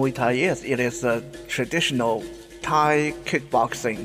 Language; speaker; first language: English; non-native, fluent; Chinese